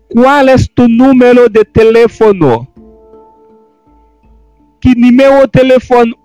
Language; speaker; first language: Spanish; non-native, fluent; Haitian Creole